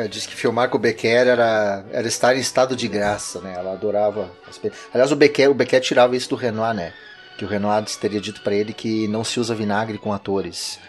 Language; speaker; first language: Portuguese; native; Portuguese